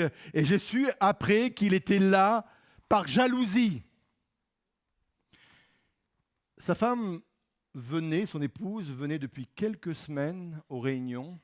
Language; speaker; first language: French; native; French